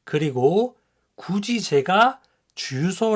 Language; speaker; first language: Korean; native; Korean